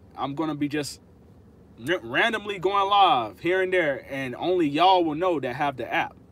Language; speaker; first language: English; native; English